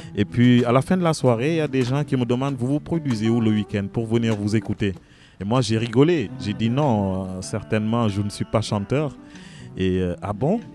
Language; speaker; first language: French; non-native, local second language; Wolof